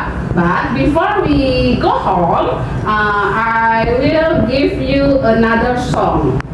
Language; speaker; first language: English; non-native, learner; Indonesian